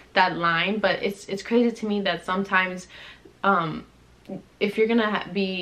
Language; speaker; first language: English; native; English